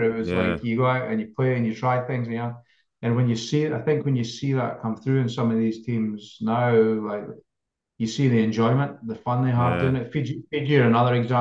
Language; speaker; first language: English; native; English